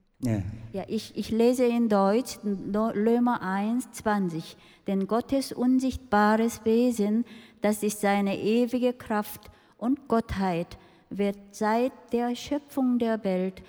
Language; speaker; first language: German; non-native, fluent; Korean